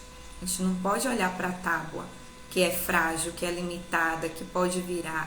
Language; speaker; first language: Portuguese; native; Portuguese